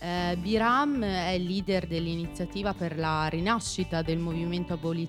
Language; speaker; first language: Italian; native; Italian